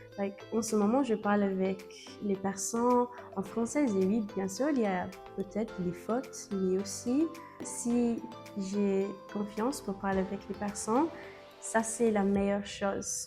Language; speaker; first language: French; non-native, learner; English